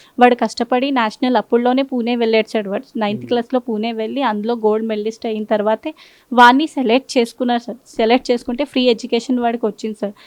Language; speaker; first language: Telugu; non-native, local second language; Urdu